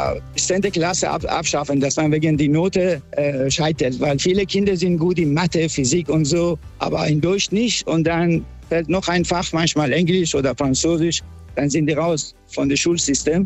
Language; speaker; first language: German; non-native, fluent; Persian